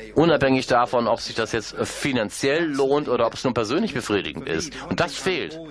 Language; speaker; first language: German; non-native, fluent; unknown